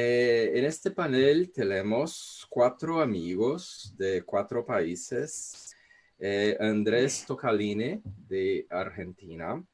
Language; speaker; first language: Spanish; non-native, fluent; Portuguese